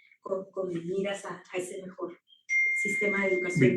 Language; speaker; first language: Spanish; native; Spanish